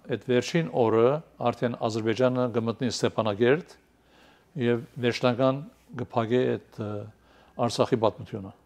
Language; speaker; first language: Armenian; early bilingual, heritage; Armenian